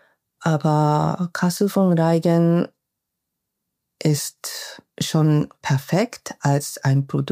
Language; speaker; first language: German; non-native, learner; Japanese